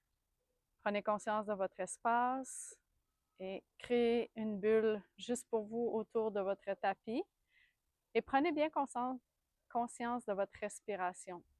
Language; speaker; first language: French; native; French